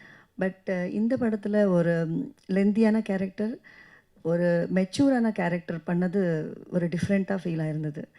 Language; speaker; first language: Tamil; non-native, fluent; Kannada